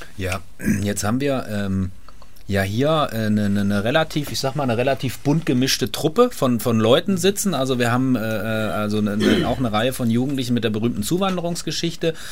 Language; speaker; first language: German; native; German